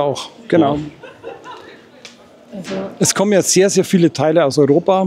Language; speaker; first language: German; native; German